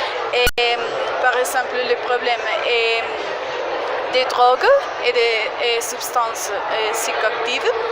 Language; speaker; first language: French; non-native, fluent; Spanish